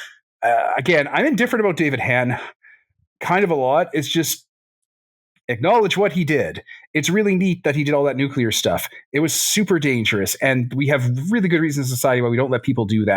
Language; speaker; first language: English; native; English